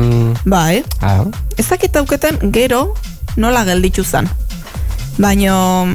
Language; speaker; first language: Basque; native; Basque